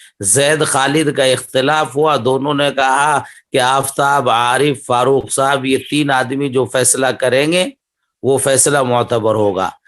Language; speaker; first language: Urdu; native; Urdu